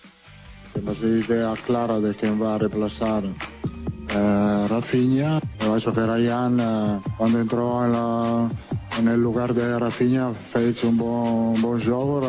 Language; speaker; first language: Portuguese; non-native, fluent; Italian